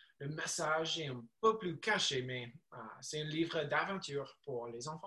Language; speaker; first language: French; non-native, learner; English